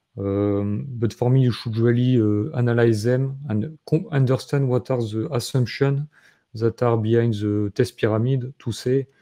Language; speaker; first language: English; non-native, fluent; French